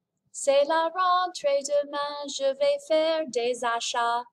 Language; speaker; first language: French; non-native, fluent; English